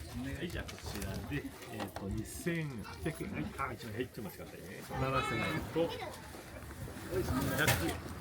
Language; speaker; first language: Japanese; native; Japanese